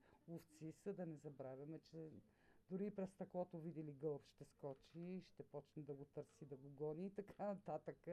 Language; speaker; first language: Bulgarian; native; Bulgarian